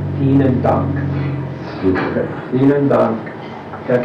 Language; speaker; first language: German; non-native, fluent; English